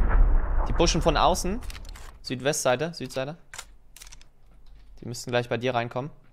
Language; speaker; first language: German; native; German